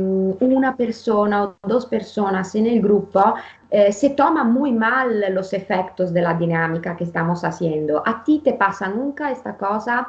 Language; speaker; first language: Spanish; non-native, fluent; Italian